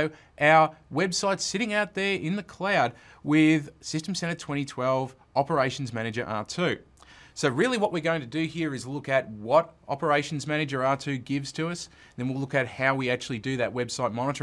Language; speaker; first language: English; native; English